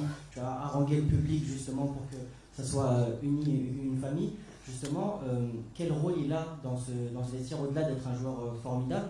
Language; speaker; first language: French; native; French